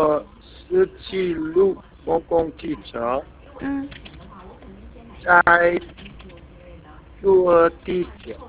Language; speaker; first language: Chinese; non-native, learner; Korean